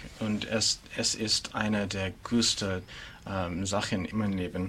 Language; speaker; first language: German; non-native, fluent; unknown